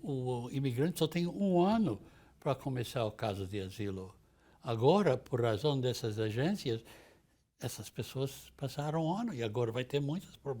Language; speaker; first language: Portuguese; non-native, fluent; English